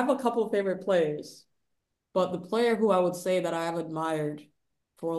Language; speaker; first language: English; non-native, local second language; Igbo